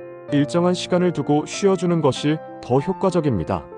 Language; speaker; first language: Korean; native; Korean